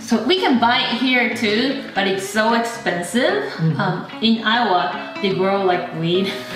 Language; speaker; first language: English; non-native, fluent; Japanese